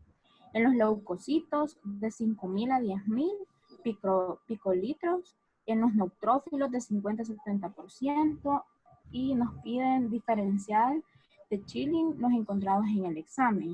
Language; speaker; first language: Spanish; native; Spanish